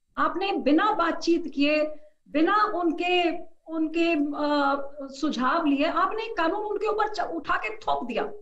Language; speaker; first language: Hindi; non-native, local second language; Punjabi